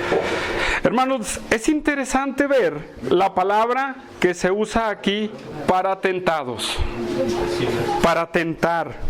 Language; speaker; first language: Spanish; native; Spanish